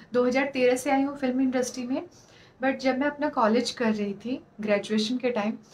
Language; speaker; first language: Hindi; native; Hindi